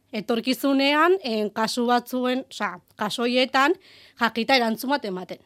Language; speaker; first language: Basque; early bilingual, heritage; Basque